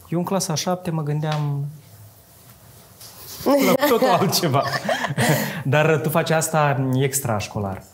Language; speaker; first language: Romanian; native; Romanian